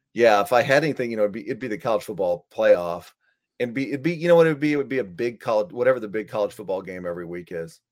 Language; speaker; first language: English; native; English